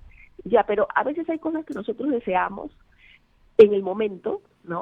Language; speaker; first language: Spanish; native; Spanish